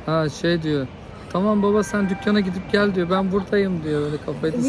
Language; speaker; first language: Turkish; native; Turkish